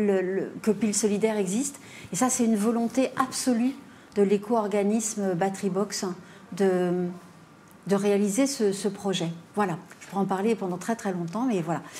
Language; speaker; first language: French; native; French